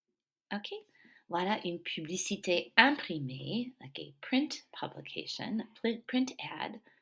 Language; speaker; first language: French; non-native, fluent; English